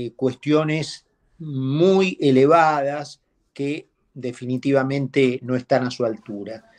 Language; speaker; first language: Spanish; native; Spanish